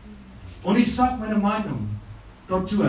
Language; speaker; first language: German; non-native, fluent; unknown